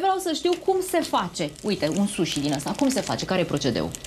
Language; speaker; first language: Romanian; native; Romanian